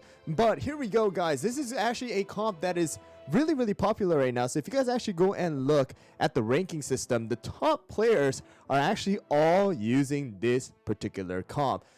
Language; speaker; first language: English; native; English